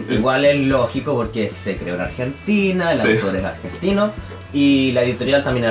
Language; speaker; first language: Spanish; native; Spanish